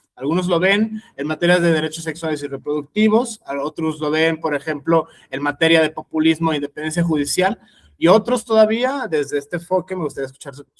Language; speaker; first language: Spanish; native; Spanish